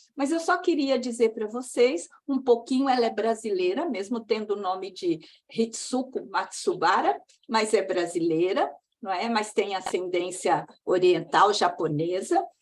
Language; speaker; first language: Portuguese; native; Portuguese